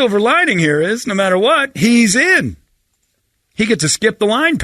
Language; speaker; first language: English; native; English